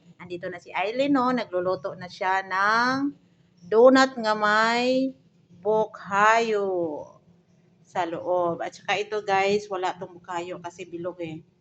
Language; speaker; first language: Filipino; non-native, local second language; Cebuano